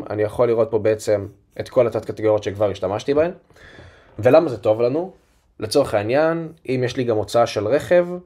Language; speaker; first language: Hebrew; native; Hebrew